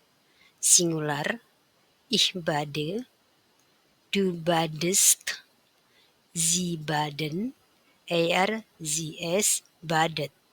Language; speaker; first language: German; non-native, fluent; Indonesian